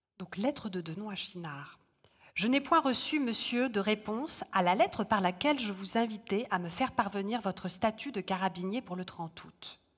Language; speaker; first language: French; native; French